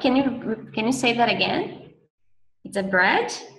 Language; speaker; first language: English; non-native, fluent; Portuguese